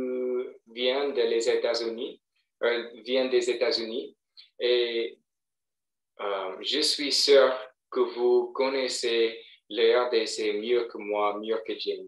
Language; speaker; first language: French; non-native, fluent; English